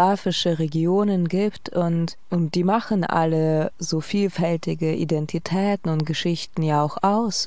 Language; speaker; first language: German; non-native, fluent; Russian